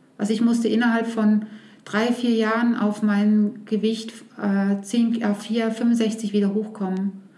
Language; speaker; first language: German; native; German